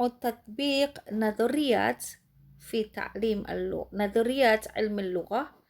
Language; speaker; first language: Arabic; non-native, fluent; Indonesian